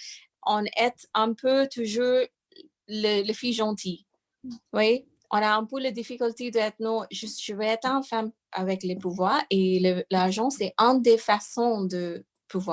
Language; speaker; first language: French; non-native, fluent; English